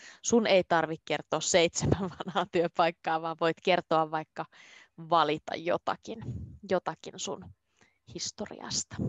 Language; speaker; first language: Finnish; native; Finnish